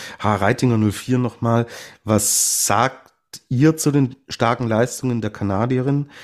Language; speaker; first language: German; native; German